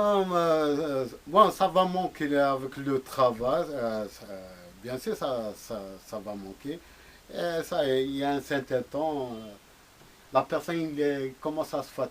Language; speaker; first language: French; non-native, local second language; Arabic